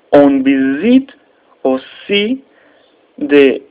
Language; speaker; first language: French; non-native, learner; Spanish